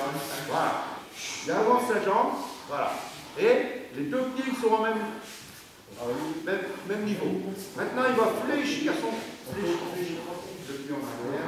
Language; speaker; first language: French; native; French